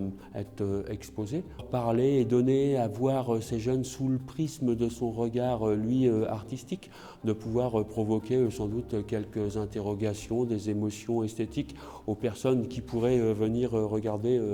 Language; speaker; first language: French; native; French